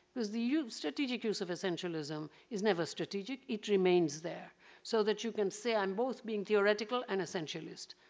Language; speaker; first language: English; non-native, local second language; Bangla